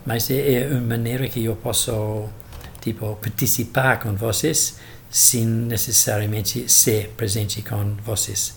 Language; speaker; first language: Portuguese; non-native, fluent; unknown